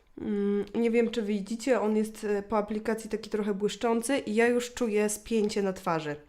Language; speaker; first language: Polish; native; Polish